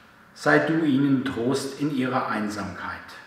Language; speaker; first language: German; native; German